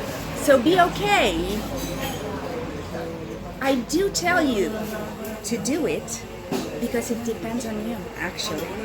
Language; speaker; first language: English; non-native, fluent; Italian